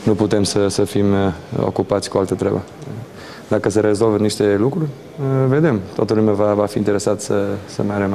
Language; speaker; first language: Romanian; non-native, fluent; Portuguese